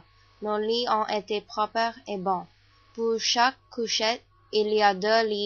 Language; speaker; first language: French; non-native, learner; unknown